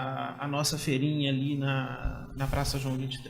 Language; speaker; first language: Portuguese; native; Portuguese